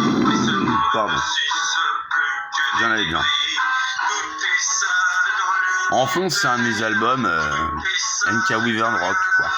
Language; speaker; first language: French; native; French